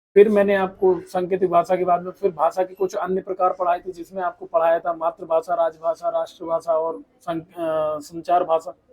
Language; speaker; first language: Hindi; native; Hindi